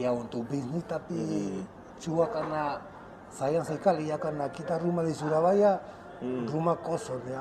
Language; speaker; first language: Indonesian; non-native, fluent; Spanish